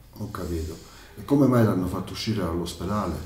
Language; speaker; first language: Italian; native; Italian